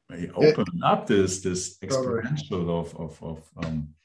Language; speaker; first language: English; non-native, fluent; German